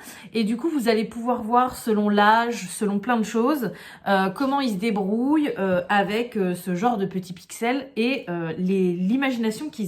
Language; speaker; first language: French; native; French